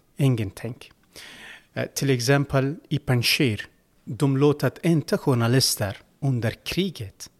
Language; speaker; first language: Swedish; non-native, learner; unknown